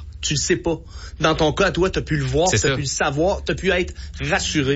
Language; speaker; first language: French; native; French